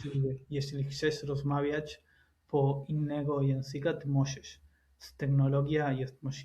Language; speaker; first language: Polish; non-native, learner; Spanish